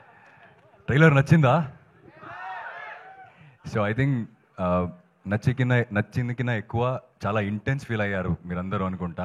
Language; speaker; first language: Telugu; non-native, fluent; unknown